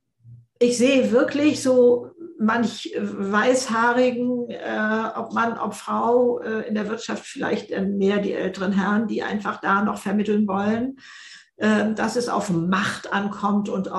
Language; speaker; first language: German; native; German